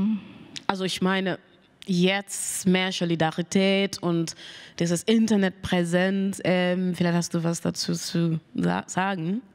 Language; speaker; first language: German; non-native, learner; Mandingo